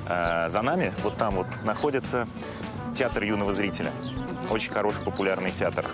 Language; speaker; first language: Russian; native; Russian